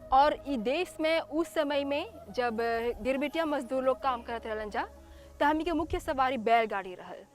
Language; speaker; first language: Bhojpuri; native; Bhojpuri